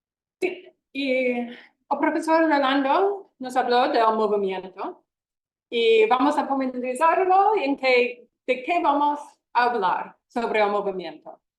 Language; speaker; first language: Spanish; non-native, fluent; English